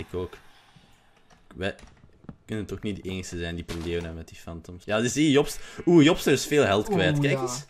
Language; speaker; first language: Dutch; native; Dutch